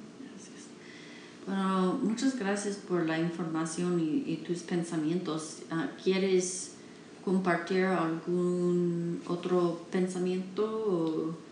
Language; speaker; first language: Spanish; non-native, learner; English